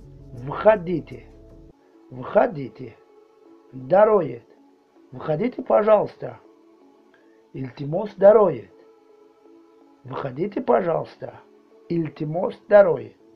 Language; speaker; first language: Russian; non-native, learner; Tajik